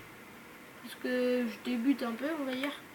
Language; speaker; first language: French; native; French